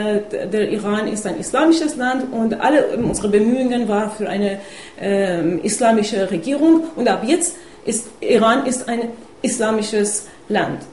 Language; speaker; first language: German; non-native, fluent; Persian